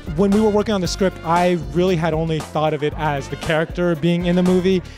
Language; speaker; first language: English; native; English